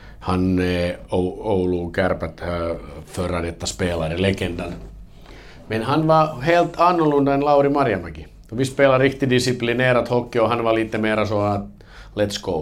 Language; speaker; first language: Swedish; non-native, learner; Finnish